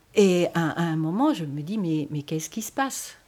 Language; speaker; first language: French; native; French